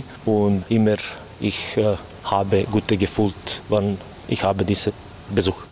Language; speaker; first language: German; non-native, learner; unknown